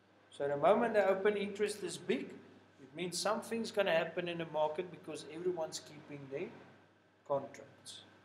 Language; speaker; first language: English; non-native, local second language; Afrikaans